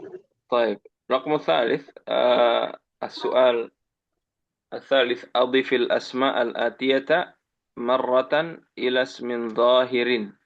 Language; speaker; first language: Arabic; non-native, fluent; Indonesian